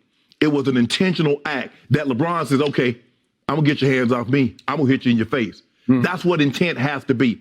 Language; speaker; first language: English; native; English